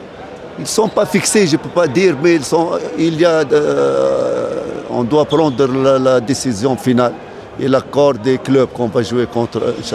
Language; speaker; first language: French; non-native, fluent; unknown